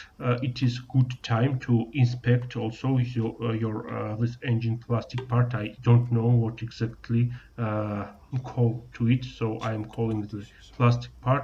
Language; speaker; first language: English; non-native, learner; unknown